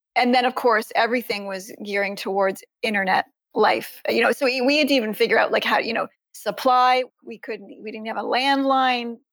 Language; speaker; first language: English; native; English